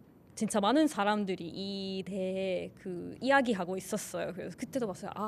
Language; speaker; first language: Korean; non-native, learner; Finnish